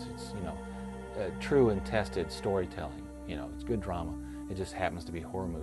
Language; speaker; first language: English; native; English